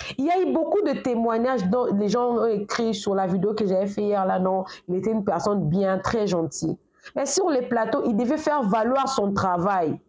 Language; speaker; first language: French; non-native, local second language; Lingala